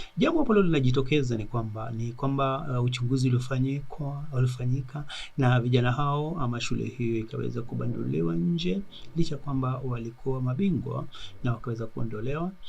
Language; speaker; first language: Swahili; non-native, local second language; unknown